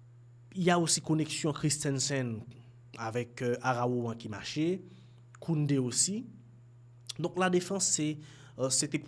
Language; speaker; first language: French; non-native, local second language; Haitian Creole